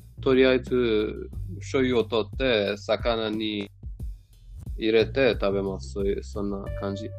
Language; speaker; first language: Japanese; non-native, fluent; Persian